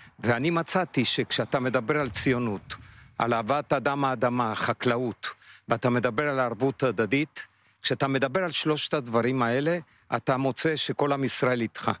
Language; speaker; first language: Hebrew; non-native, fluent; Spanish